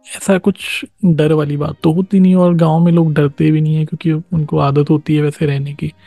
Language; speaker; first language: Hindi; native; Hindi